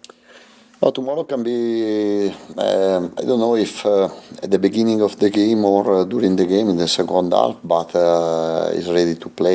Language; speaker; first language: English; non-native, fluent; Italian